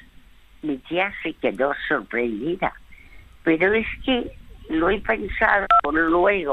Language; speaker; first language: Spanish; early bilingual, other home language; French